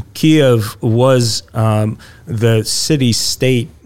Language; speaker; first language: English; early bilingual, other home language; Russian